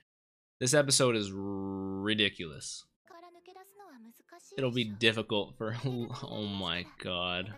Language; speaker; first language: English; native; English